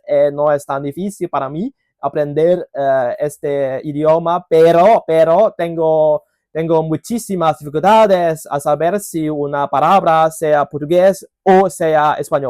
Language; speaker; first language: Spanish; non-native, fluent; Cantonese